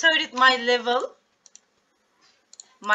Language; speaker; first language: English; non-native, learner; Turkish